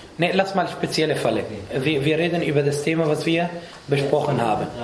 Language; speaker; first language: German; non-native, fluent; Arabic